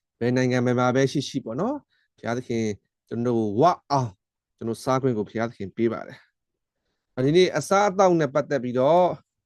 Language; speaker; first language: Burmese; non-native, local second language; S'gaw Karen